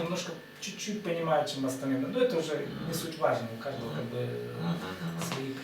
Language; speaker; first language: Russian; native; Russian